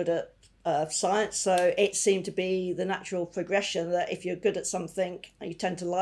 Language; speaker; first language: English; native; English